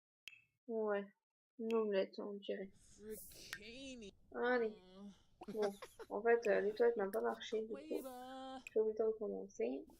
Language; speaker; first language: French; native; French